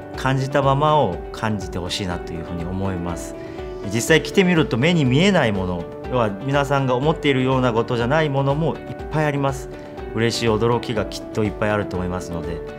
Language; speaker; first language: Japanese; non-native, fluent; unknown